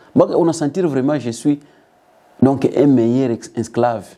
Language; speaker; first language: French; non-native, local second language; Swahili